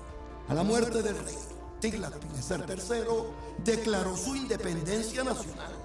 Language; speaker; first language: Spanish; native; Spanish